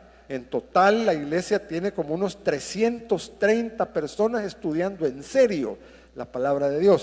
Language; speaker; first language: Spanish; native; Spanish